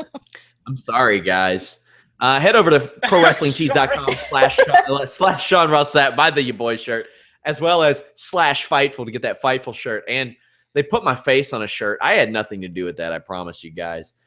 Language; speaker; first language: English; native; English